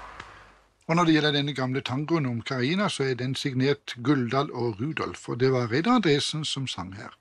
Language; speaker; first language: Norwegian; native; Norwegian